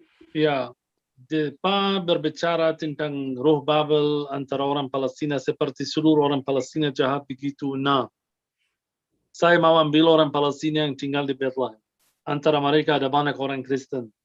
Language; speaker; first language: Indonesian; non-native, fluent; Arabic